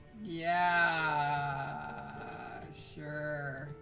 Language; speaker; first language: English; native; English